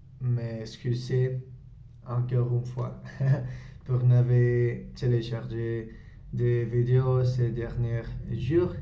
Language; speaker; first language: French; non-native, learner; Spanish